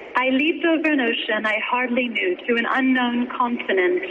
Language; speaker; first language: English; native; English